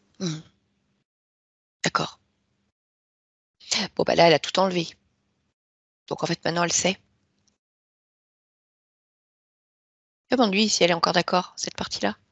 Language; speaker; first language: French; native; French